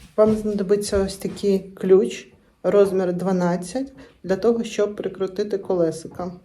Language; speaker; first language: Ukrainian; native; Ukrainian